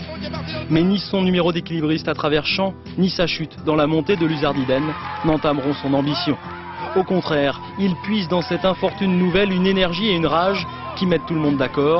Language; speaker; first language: French; native; French